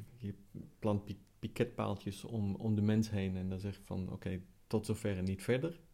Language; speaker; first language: Dutch; non-native, fluent; Italian